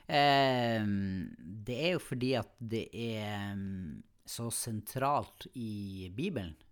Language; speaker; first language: Norwegian; native; Norwegian